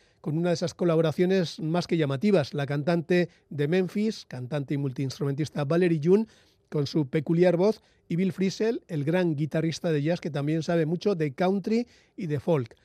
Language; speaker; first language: Spanish; native; Spanish